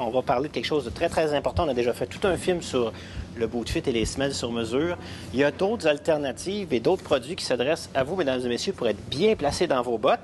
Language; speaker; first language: French; native; French